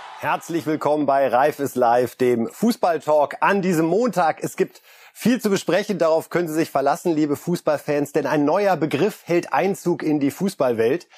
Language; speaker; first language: German; native; German